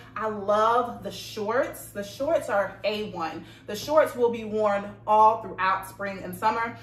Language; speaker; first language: English; native; English